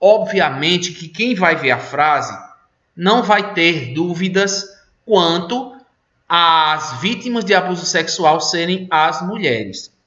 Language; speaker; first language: Portuguese; native; Portuguese